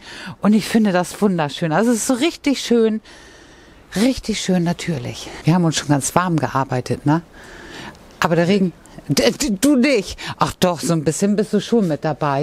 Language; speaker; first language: German; native; German